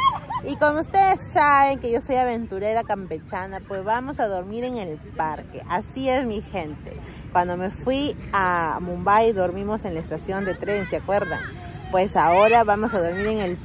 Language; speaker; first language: Spanish; native; Spanish